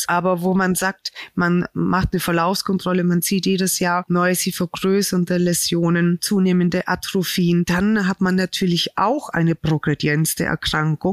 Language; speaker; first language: German; native; German